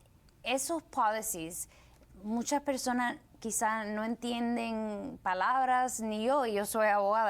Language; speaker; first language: Spanish; early bilingual, heritage; Spanish